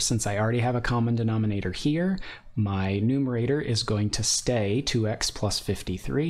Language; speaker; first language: English; native; English